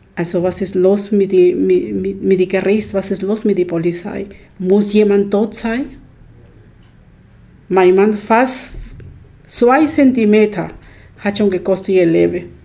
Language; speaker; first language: German; non-native, learner; Spanish